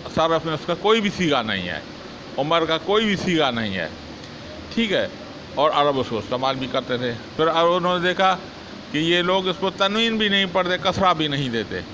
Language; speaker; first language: Urdu; non-native, local second language; Sindhi